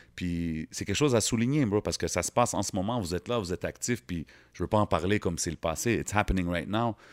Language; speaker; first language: French; early bilingual, other home language; Arabic